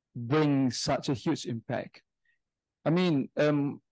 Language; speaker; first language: English; non-native, fluent; Indonesian